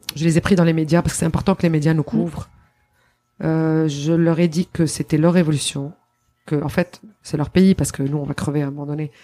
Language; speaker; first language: French; non-native, local second language; Arabic